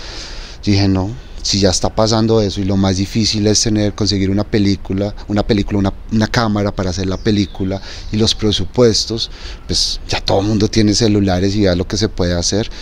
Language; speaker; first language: Spanish; native; Spanish